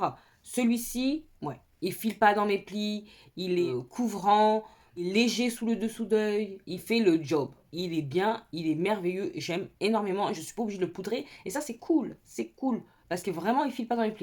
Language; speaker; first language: French; native; French